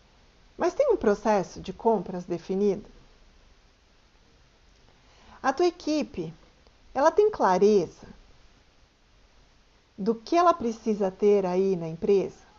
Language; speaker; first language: Portuguese; native; Portuguese